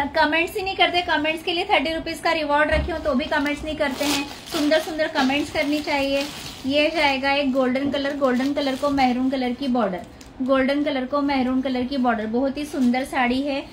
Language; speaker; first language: Hindi; non-native, local second language; Marathi